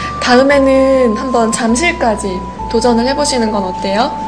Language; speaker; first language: Korean; native; Korean